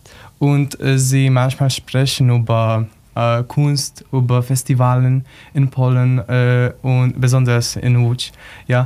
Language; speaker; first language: German; non-native, learner; Polish